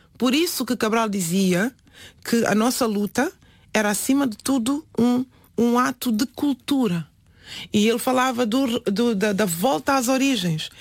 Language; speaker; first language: Portuguese; non-native, local second language; Upper Guinea Crioulo